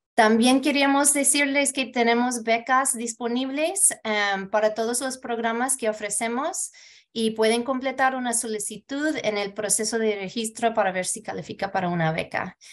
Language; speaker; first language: Spanish; early bilingual, heritage; Spanish